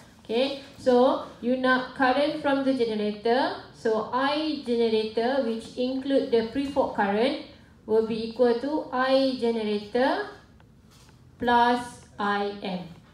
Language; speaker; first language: English; non-native, local second language; Malay